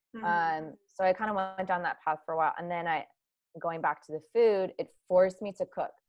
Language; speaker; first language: English; native; English